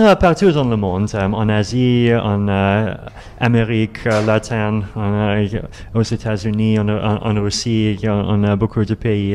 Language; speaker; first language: French; non-native, learner; Russian